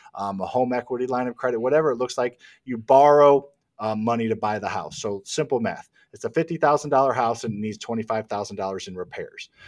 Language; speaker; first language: English; native; English